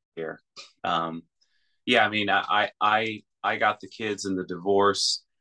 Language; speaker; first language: English; native; English